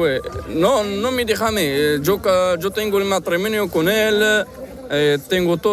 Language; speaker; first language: Spanish; non-native, learner; Arabic